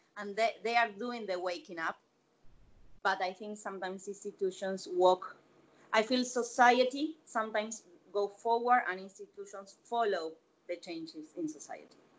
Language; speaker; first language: English; non-native, fluent; Spanish